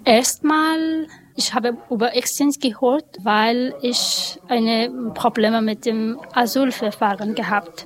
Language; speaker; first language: German; non-native, learner; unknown